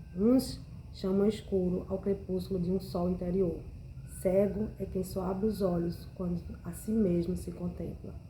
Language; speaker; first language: Portuguese; native; Portuguese